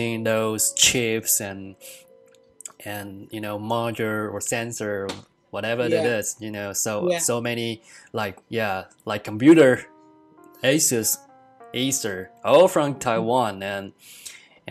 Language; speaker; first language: English; non-native, fluent; Chinese